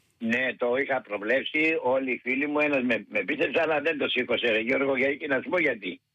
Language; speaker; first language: Greek; native; Greek